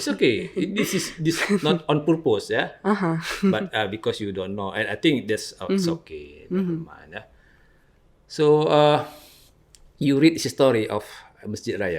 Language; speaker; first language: English; non-native, learner; Indonesian